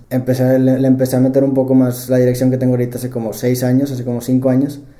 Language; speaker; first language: Spanish; native; Spanish